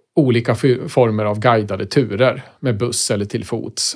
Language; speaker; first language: Swedish; native; Swedish